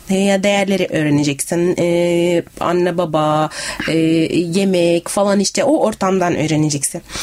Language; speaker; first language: Turkish; native; Turkish